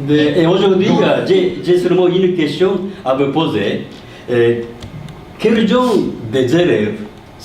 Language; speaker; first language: French; non-native, learner; Japanese